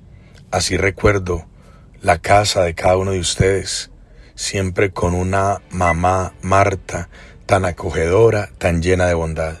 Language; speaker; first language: Spanish; native; Spanish